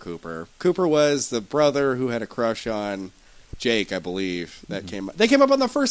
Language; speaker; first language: English; native; English